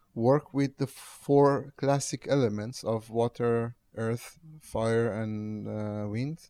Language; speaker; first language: English; non-native, fluent; Persian